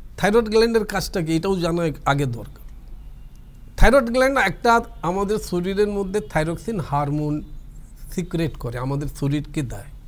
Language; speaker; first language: Bangla; non-native, local second language; Hindi